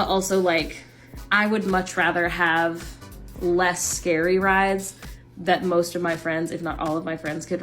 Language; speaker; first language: English; native; English